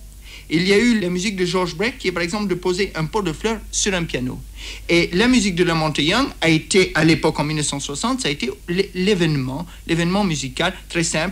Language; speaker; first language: French; native; French